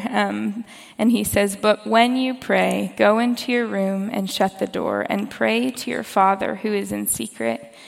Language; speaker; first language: English; native; English